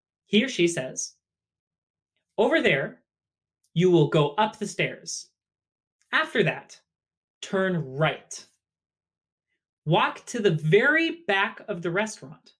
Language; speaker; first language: English; native; English